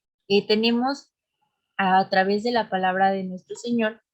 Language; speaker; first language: Spanish; native; Spanish